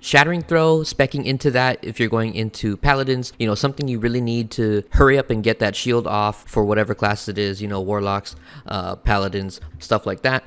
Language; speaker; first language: English; native; English